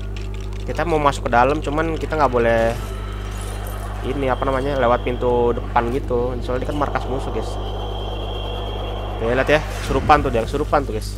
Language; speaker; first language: Indonesian; native; Indonesian